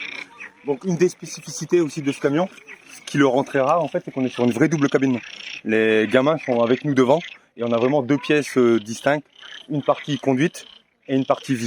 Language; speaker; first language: French; native; French